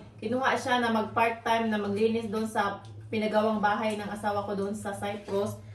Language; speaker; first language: Filipino; native; Filipino